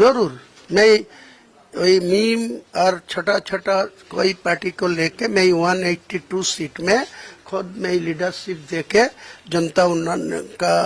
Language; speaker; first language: Hindi; non-native, local second language; Bangla